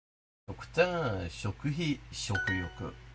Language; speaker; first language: Japanese; non-native, fluent; English